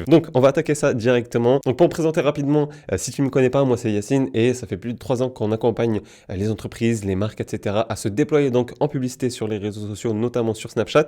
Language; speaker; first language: French; native; French